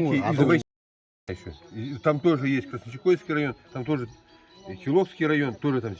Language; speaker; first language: Russian; native; Russian